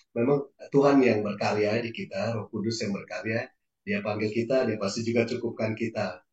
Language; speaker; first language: Indonesian; native; Indonesian